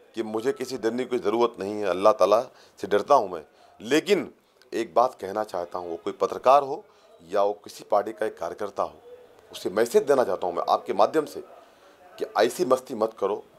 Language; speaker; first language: Hindi; native; Hindi